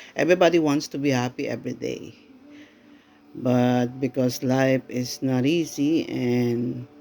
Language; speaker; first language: English; non-native, local second language; Filipino